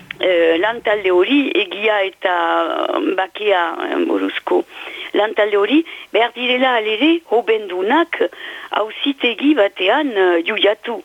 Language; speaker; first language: Basque; native; Basque